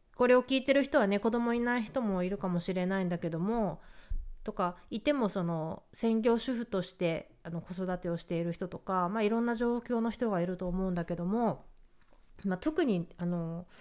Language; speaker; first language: Japanese; native; Japanese